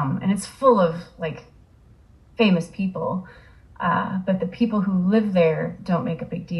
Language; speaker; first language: English; native; English